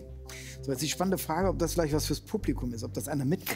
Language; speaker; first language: German; native; German